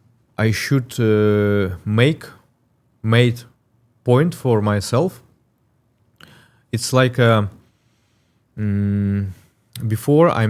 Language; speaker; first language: English; non-native, learner; Russian